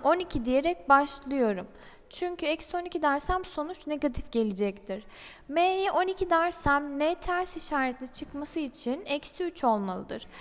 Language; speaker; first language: Turkish; native; Turkish